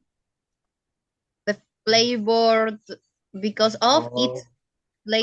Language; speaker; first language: English; non-native, learner; Spanish